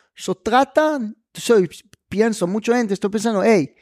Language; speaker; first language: Spanish; non-native, fluent; Hebrew